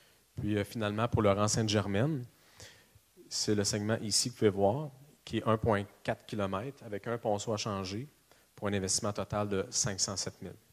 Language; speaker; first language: French; native; French